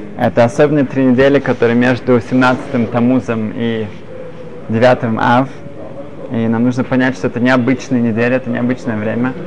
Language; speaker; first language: Russian; early bilingual, other home language; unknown